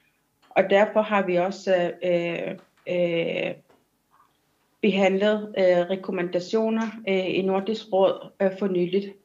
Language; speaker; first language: Danish; non-native, local second language; Kalaallisut